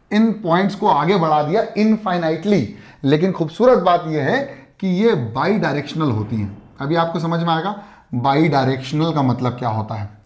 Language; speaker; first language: Hindi; native; Hindi